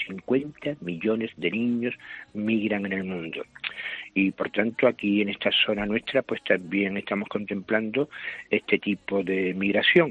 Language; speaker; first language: Spanish; native; Spanish